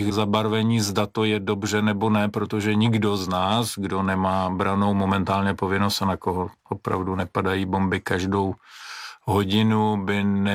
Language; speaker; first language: Czech; non-native, local second language; Ukrainian